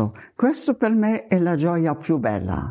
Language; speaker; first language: Italian; non-native, fluent; German